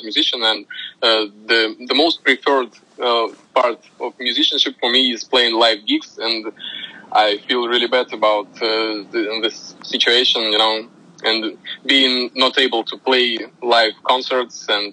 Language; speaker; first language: English; non-native, fluent; Russian